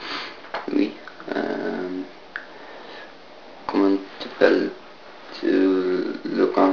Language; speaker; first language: French; non-native, learner; English